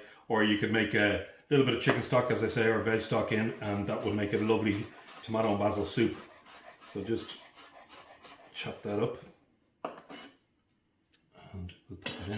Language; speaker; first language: English; native; English